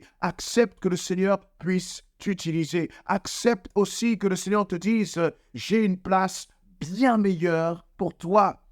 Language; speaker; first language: French; native; French